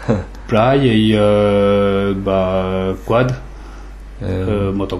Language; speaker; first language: Portuguese; early bilingual, other home language; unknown